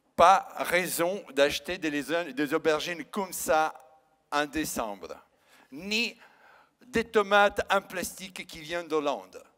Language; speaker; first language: French; non-native, fluent; Italian